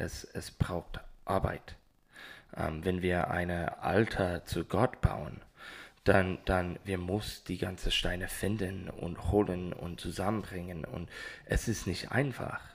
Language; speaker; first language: German; non-native, learner; English